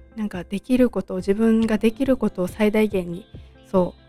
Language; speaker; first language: Japanese; native; Japanese